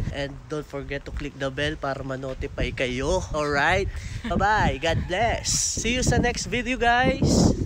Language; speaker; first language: Filipino; native; Filipino